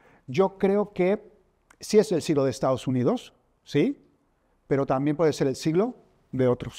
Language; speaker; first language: Spanish; native; Spanish